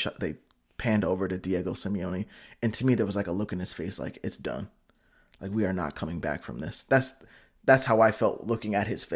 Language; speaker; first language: English; native; English